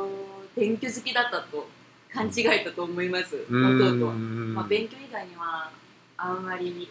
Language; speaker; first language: Japanese; non-native, fluent; Korean